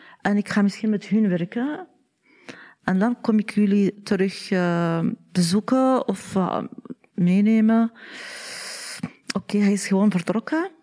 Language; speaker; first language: Dutch; non-native, learner; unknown